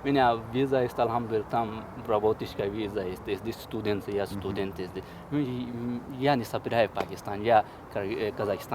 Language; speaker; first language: Russian; non-native, learner; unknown